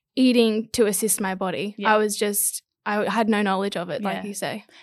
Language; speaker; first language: English; native; English